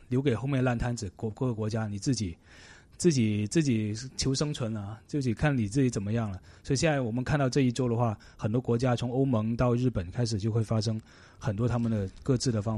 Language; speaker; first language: Chinese; non-native, local second language; Cantonese